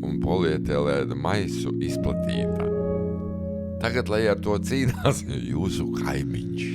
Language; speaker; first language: Latvian; native; Latvian